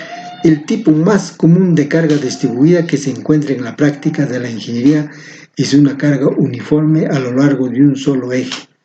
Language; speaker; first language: Spanish; native; Spanish